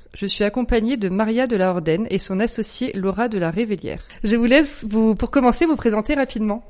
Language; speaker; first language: French; native; French